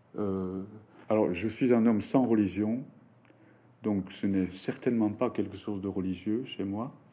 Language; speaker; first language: French; non-native, fluent; Japanese